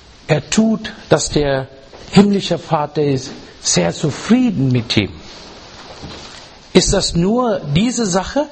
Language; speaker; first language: German; non-native, learner; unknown